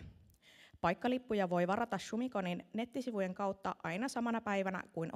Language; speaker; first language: Finnish; native; Finnish